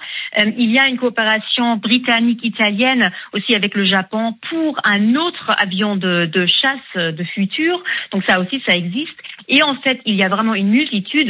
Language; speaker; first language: French; non-native, fluent; German